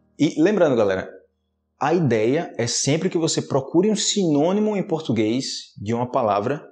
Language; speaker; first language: Portuguese; native; Portuguese